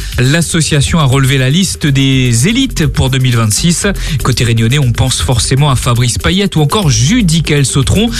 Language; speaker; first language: French; native; French